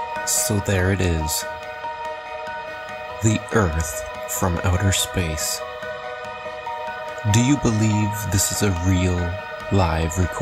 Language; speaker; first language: English; native; English